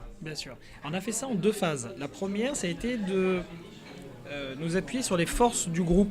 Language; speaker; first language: French; native; French